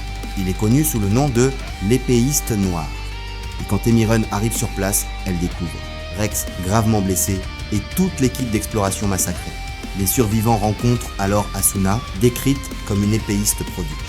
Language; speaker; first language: French; native; French